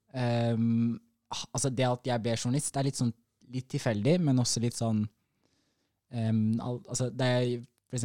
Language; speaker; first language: Norwegian; early bilingual, other home language; Somali